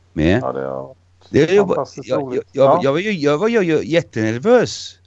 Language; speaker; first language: Swedish; non-native, fluent; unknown